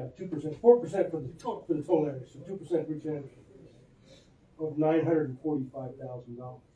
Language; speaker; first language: English; native; English